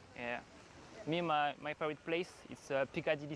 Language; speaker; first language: English; non-native, learner; French